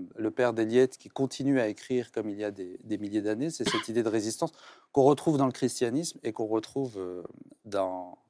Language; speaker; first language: French; non-native, local second language; Arabic